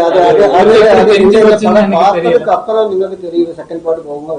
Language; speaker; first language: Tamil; non-native, learner; Malayalam